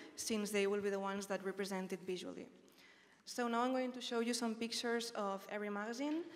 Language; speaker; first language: English; non-native, fluent; Spanish